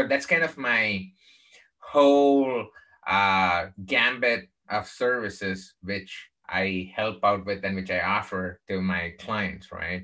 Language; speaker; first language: English; non-native, local second language; Tamil